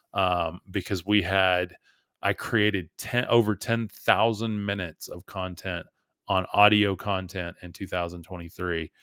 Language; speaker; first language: English; early bilingual, other home language; German